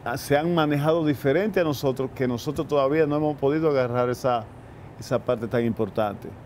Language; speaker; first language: Spanish; native; Spanish